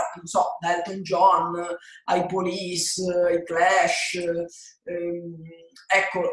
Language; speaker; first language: Italian; native; Italian